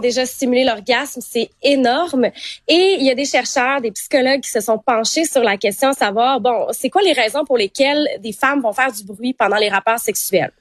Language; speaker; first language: French; native; French